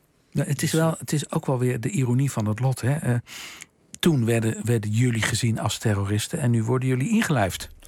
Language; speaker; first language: Dutch; native; Dutch